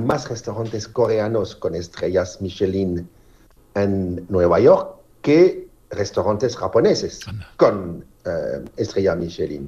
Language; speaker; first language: Spanish; non-native, fluent; French